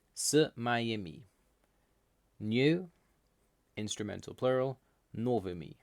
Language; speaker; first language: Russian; non-native, fluent; English